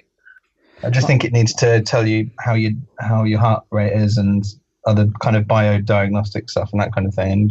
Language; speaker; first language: English; native; English